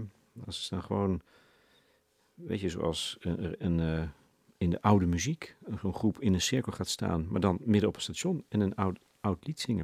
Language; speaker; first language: Dutch; native; Dutch